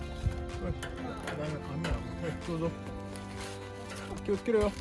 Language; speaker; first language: Japanese; native; Japanese